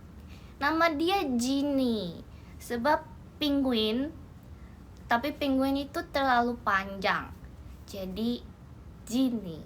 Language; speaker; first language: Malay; non-native, learner; Indonesian